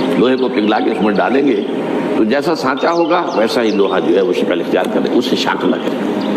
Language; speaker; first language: Urdu; native; Urdu